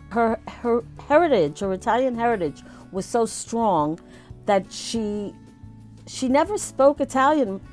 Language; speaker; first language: English; early bilingual, other home language; Italian